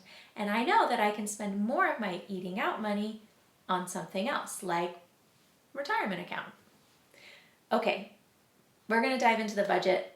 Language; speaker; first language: English; native; English